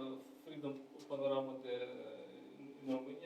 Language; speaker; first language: Romanian; non-native, learner; Ukrainian